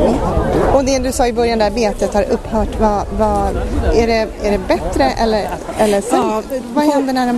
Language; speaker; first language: Swedish; native; Swedish